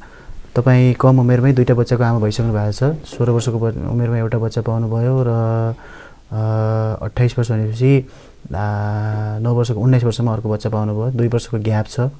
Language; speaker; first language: Nepali; native; Nepali